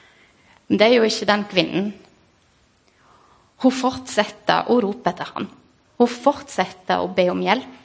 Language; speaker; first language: Norwegian; non-native, fluent; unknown